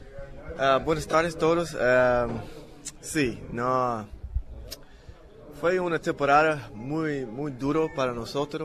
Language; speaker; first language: Spanish; non-native, learner; English